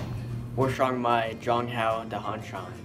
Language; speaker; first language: Chinese; non-native, learner; English